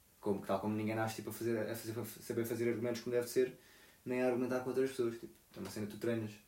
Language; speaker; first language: Portuguese; native; Portuguese